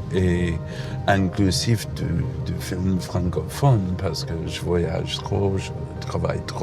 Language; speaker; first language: French; non-native, fluent; English